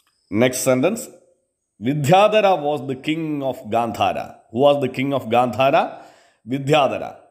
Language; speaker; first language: English; non-native, local second language; Malayalam